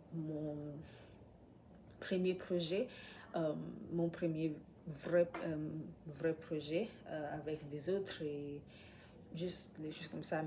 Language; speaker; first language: French; non-native, learner; English